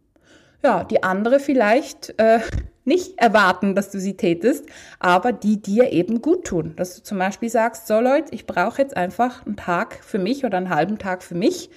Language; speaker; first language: German; native; German